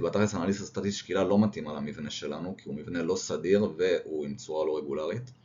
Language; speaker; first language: Hebrew; native; Hebrew